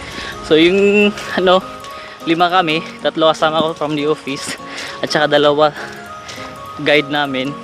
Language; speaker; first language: Filipino; non-native, local second language; Cebuano